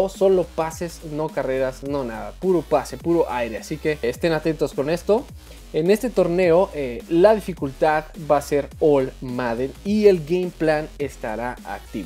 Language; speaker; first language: Spanish; native; Spanish